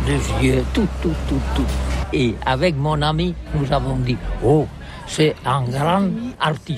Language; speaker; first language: French; non-native, learner; Catalan